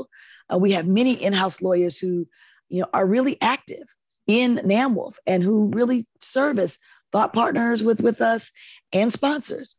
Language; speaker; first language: English; native; English